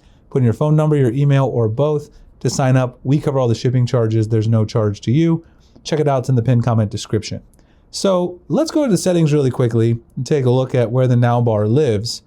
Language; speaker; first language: English; native; English